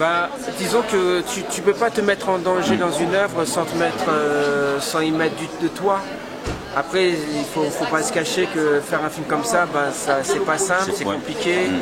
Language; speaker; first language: French; native; French